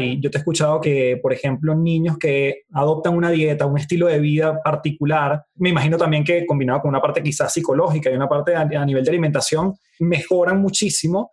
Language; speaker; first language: Spanish; native; Spanish